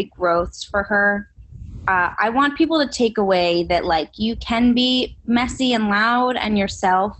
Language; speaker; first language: English; native; English